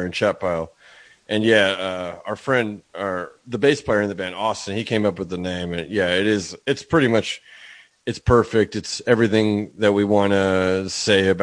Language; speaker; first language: English; native; English